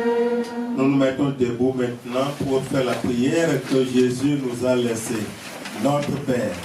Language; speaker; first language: French; native; French